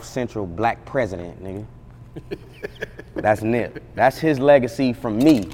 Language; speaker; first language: English; native; English